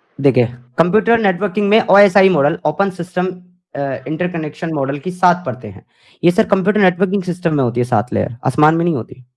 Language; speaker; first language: Hindi; native; Hindi